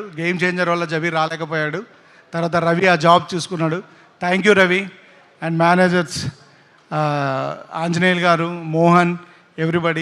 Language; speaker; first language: Telugu; native; Telugu